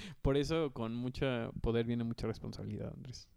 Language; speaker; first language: Spanish; native; Spanish